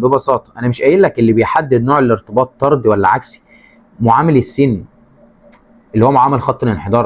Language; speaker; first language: Arabic; native; Arabic